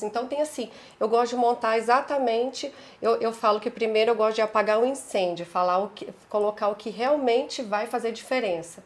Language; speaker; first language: Portuguese; native; Portuguese